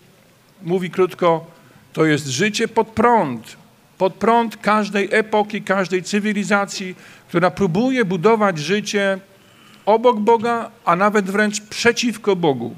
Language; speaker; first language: Polish; native; Polish